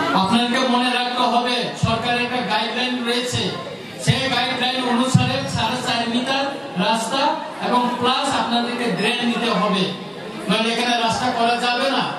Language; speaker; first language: Bangla; non-native, local second language; Kok Borok